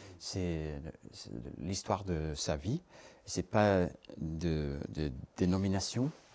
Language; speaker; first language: French; non-native, learner; English